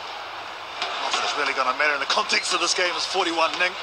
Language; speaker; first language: English; native; English